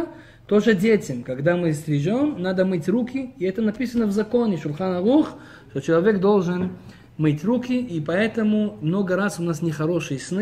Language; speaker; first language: Russian; early bilingual, heritage; Russian